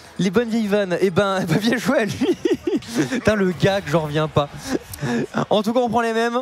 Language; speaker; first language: French; native; French